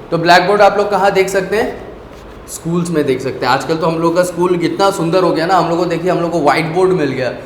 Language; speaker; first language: Hindi; native; Hindi